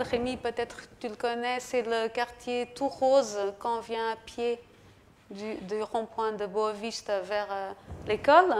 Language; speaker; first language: French; non-native, fluent; Portuguese